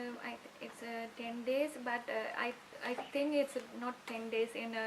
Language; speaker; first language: English; non-native, learner; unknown